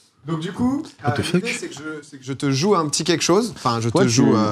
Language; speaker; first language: French; native; French